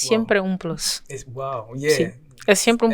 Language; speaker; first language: Spanish; non-native, fluent; French